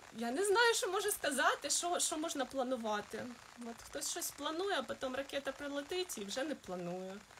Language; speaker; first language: Ukrainian; non-native, local second language; Russian